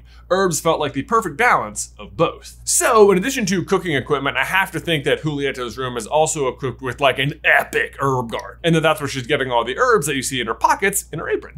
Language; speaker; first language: English; native; English